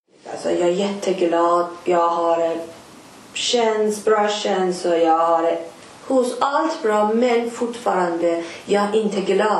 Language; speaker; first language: Swedish; non-native, learner; Persian